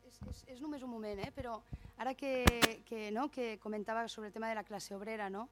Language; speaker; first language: Spanish; native; Spanish